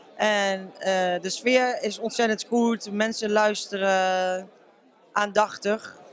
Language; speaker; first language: Dutch; native; Dutch